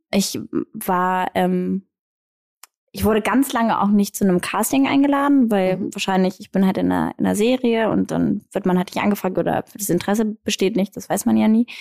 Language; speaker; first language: German; early bilingual, other home language; Greek